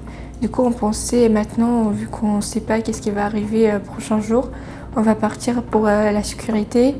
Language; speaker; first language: French; non-native, fluent; Ukrainian